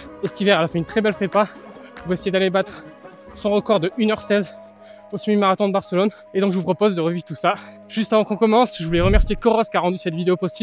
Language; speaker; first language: French; native; French